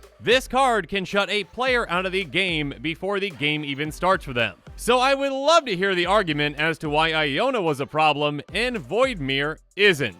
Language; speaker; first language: English; native; English